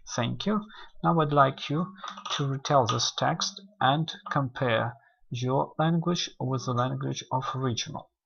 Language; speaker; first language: English; non-native, fluent; Russian